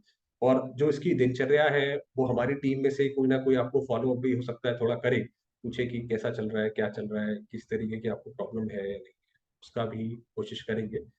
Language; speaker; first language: Hindi; native; Hindi